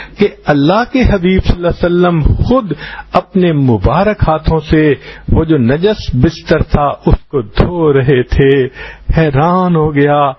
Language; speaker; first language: Urdu; native; Urdu